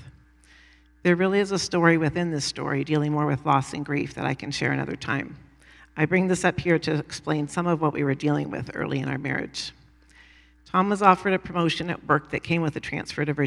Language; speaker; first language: English; native; English